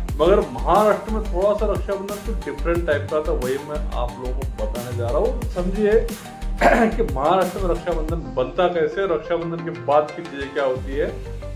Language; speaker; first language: Hindi; non-native, local second language; Marathi